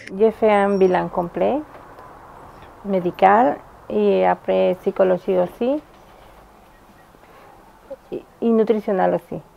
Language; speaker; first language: French; non-native, learner; Spanish